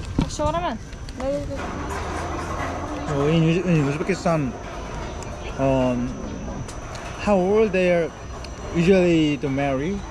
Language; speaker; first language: English; non-native, learner; Korean